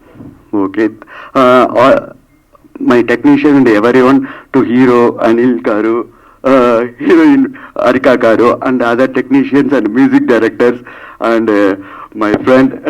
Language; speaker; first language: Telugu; non-native, learner; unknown